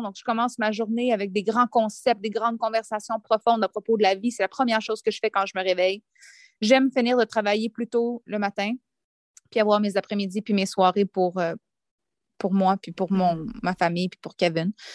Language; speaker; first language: French; native; French